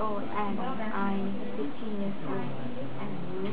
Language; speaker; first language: English; non-native, learner; Thai